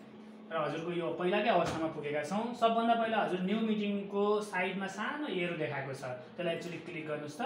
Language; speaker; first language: Nepali; native; Nepali